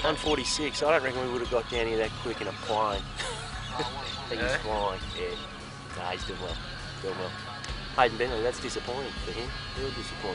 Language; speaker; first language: English; native; English